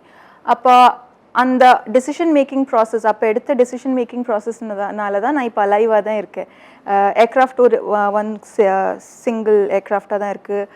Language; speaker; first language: Tamil; early bilingual, heritage; Tamil